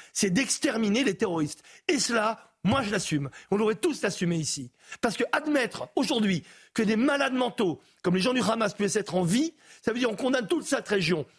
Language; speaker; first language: French; native; French